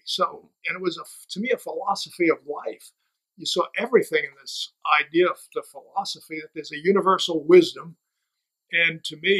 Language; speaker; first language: English; native; English